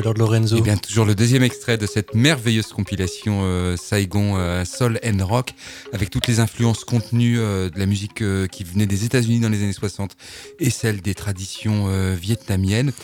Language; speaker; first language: French; native; French